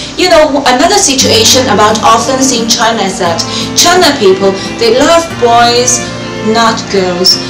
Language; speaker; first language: English; non-native, fluent; Chinese